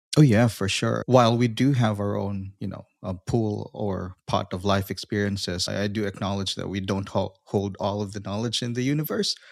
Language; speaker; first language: English; non-native, local second language; Filipino